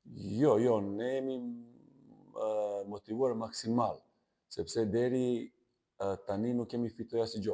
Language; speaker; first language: Albanian; non-native, learner; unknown